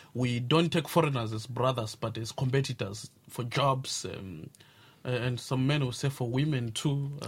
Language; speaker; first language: English; non-native, local second language; Tsonga